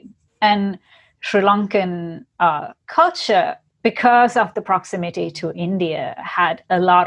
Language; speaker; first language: English; non-native, local second language; Sinhala